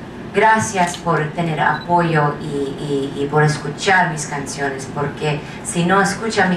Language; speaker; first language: Spanish; non-native, learner; English